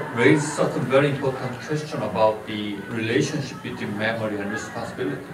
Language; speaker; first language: English; non-native, fluent; Korean